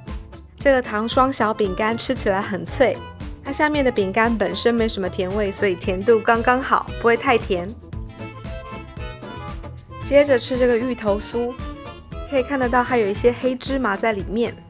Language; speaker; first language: Chinese; native; Chinese